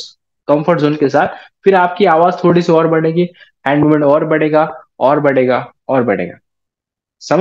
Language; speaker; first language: Hindi; native; Hindi